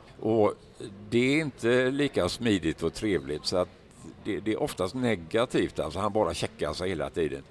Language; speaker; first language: Swedish; native; Swedish